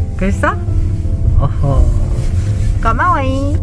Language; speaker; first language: Korean; native; Korean